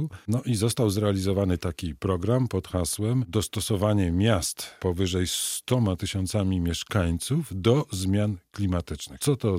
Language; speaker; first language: Polish; native; Polish